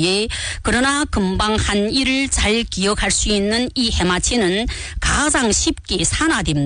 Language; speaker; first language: Korean; native; Korean